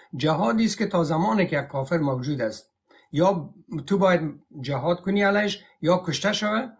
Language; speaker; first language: Persian; native; Persian